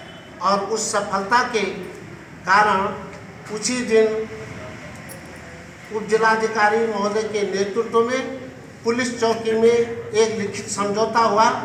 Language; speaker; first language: Hindi; native; Hindi